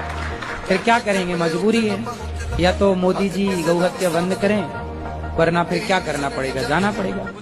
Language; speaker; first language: Hindi; native; Hindi